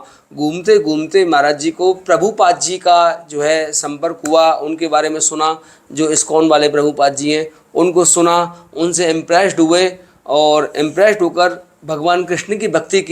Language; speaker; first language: Hindi; native; Hindi